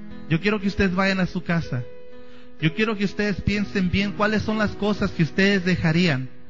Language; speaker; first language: Spanish; native; Spanish